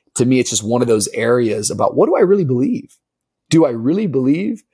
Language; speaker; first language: English; native; English